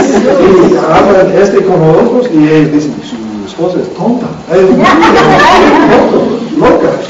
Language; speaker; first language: Spanish; non-native, learner; English